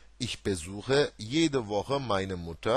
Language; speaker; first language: German; non-native, fluent; Turkish